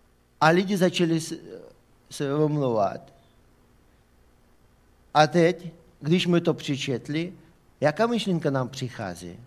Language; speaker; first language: Czech; non-native, fluent; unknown